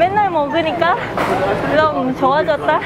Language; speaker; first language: Korean; non-native, fluent; Thai